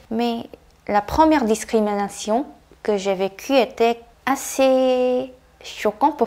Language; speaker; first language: French; non-native, fluent; Korean